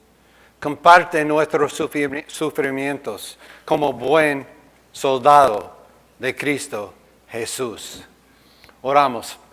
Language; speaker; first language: Spanish; non-native, fluent; English